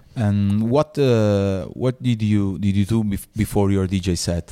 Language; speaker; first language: English; non-native, learner; Italian